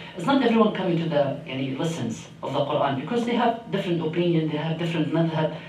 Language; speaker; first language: English; non-native, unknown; Arabic